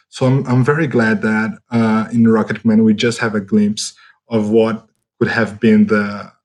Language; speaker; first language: English; non-native, fluent; Portuguese